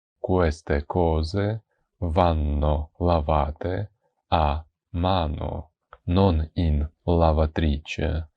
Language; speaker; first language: Italian; non-native, fluent; Ukrainian